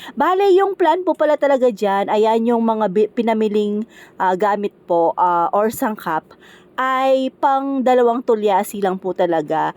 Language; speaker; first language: Filipino; non-native, local second language; Pampanga